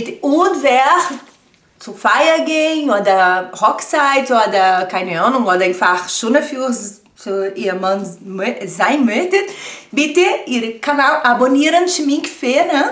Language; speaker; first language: German; non-native, fluent; Portuguese